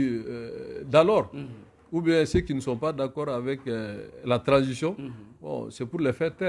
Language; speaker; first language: French; non-native, local second language; Bambara